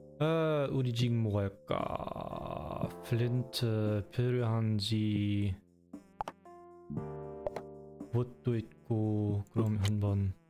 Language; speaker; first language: Korean; non-native, learner; German